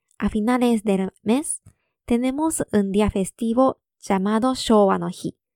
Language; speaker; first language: Spanish; non-native, fluent; Japanese